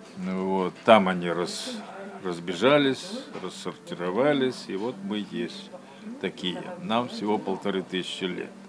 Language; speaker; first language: Russian; native; Russian